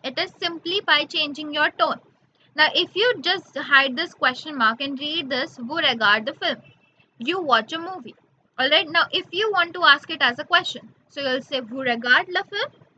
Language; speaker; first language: English; non-native, local second language; Hindi